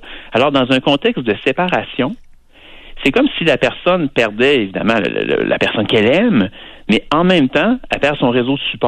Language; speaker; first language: French; native; French